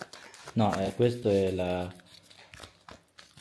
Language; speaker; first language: Italian; non-native, learner; Filipino